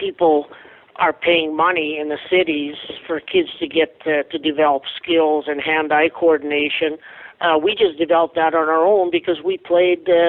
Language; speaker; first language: English; native; English